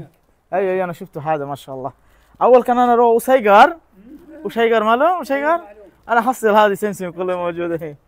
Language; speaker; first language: Arabic; non-native, learner; Bangla